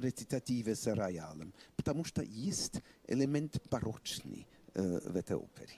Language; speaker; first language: Russian; non-native, fluent; English